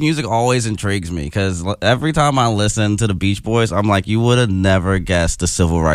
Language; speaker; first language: English; native; English